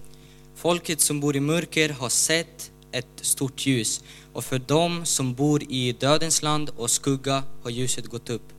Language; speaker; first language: Swedish; non-native, learner; Ukrainian